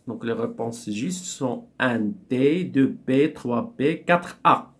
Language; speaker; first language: French; non-native, local second language; Arabic